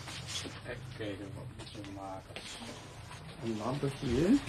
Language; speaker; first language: Dutch; non-native, learner; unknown